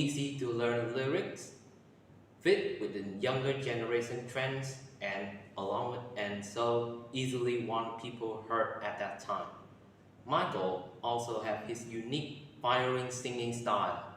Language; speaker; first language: English; non-native, learner; Vietnamese